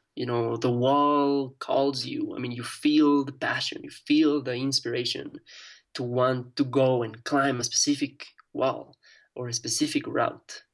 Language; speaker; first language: English; non-native, fluent; Spanish